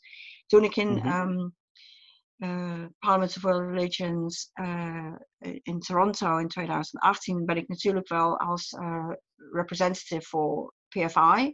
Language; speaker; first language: Dutch; non-native, fluent; English